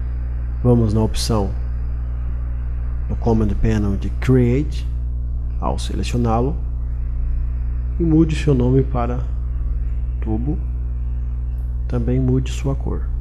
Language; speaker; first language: Portuguese; native; Portuguese